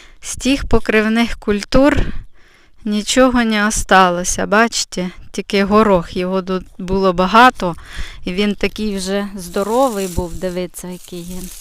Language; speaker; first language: Ukrainian; native; Ukrainian